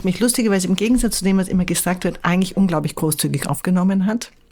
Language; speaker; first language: German; native; German